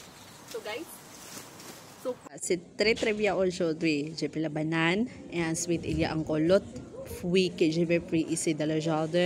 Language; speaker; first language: French; non-native, learner; Filipino